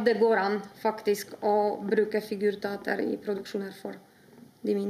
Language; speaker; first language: Norwegian; non-native, fluent; Polish